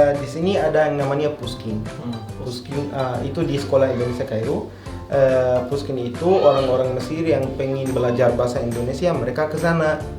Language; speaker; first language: Indonesian; non-native, fluent; Arabic